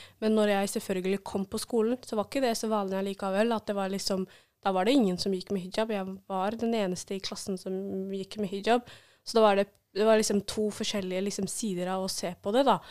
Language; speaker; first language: Norwegian; early bilingual, other home language; Somali